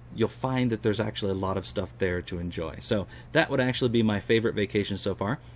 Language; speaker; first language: English; native; English